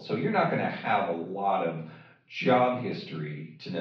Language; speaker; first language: English; native; English